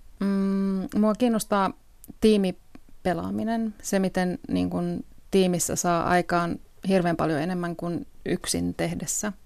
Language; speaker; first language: Finnish; early bilingual, heritage; Finnish